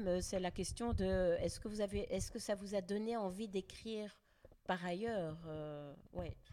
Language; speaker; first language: French; native; French